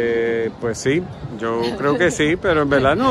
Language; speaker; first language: Spanish; native; Spanish